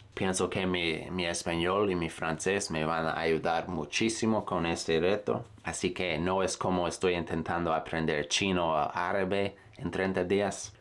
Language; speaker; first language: Spanish; non-native, fluent; English